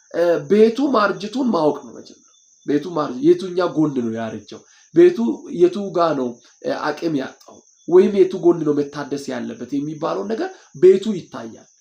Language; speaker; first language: Amharic; non-native, local second language; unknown